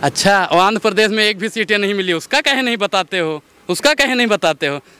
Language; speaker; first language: Hindi; native; Hindi